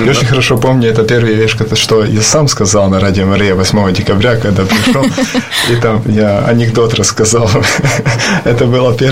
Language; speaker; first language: Russian; non-native, fluent; Latvian